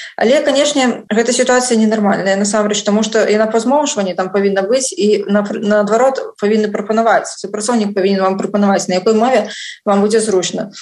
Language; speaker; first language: Belarusian; non-native, local second language; Russian